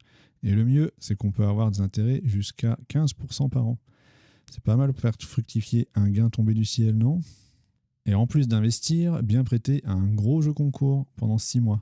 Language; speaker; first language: French; native; French